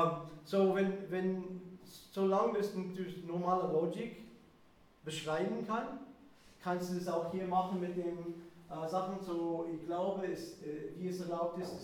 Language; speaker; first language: German; non-native, fluent; English